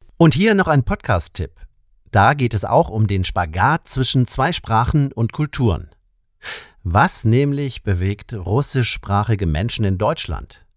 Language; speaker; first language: German; native; German